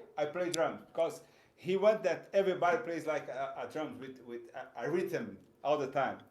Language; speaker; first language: English; non-native, fluent; Portuguese